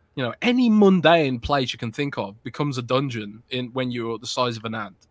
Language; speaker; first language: English; native; English